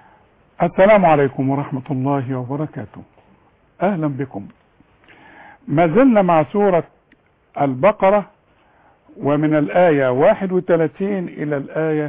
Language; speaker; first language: Arabic; native; Arabic